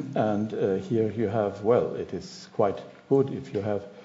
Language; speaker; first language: English; non-native, fluent; German